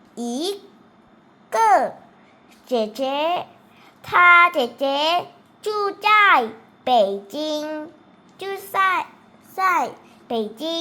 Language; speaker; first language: Chinese; non-native, learner; Thai